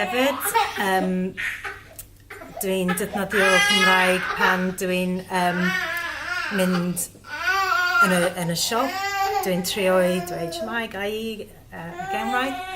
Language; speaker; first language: Welsh; non-native, learner; English